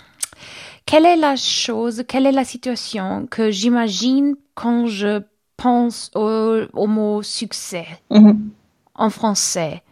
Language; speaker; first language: French; non-native, learner; German